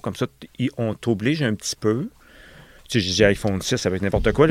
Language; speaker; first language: French; native; French